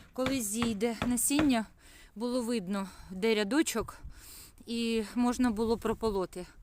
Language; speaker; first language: Ukrainian; non-native, local second language; Russian